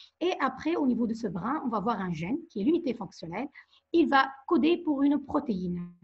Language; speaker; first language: French; non-native, local second language; Arabic